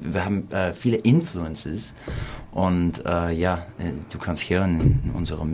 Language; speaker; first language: German; non-native, learner; English